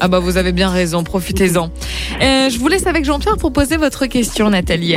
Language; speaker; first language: French; native; French